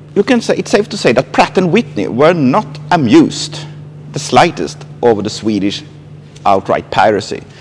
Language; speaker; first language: English; non-native, fluent; Swedish